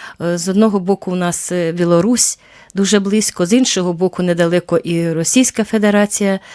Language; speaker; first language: Ukrainian; native; Ukrainian